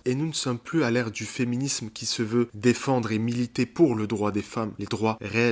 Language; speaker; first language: French; native; French